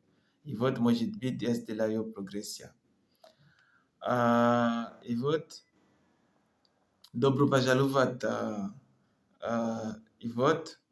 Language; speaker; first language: Russian; non-native, learner; French